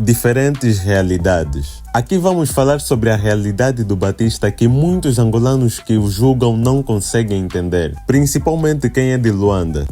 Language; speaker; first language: Portuguese; native; Portuguese